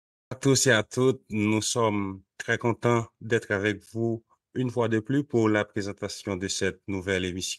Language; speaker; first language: French; non-native, local second language; Haitian Creole